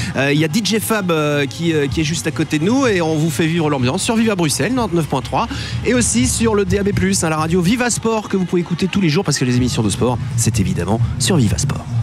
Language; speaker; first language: French; native; French